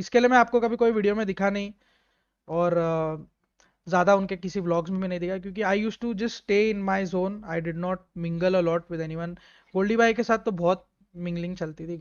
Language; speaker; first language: Hindi; native; Hindi